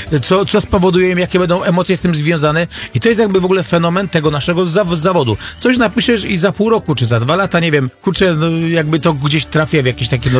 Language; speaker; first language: Polish; native; Polish